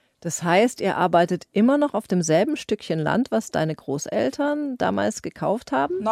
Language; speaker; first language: German; native; German